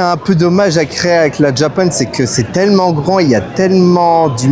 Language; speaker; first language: French; native; French